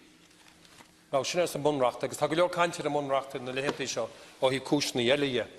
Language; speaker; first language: Irish; native; Irish